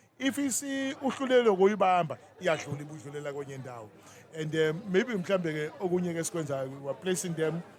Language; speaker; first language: Zulu; native; Zulu